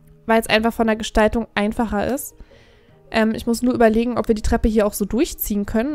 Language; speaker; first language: German; native; German